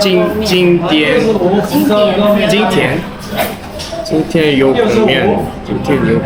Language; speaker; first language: Chinese; non-native, learner; Korean